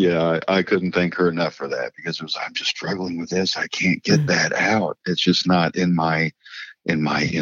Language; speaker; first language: English; native; English